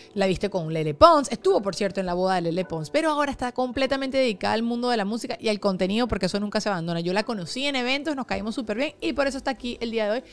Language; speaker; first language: Spanish; native; Spanish